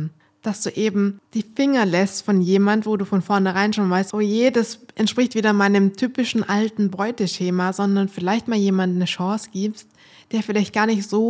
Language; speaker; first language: German; native; German